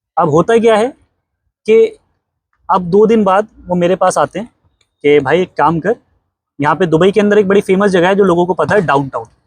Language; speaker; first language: Hindi; native; Hindi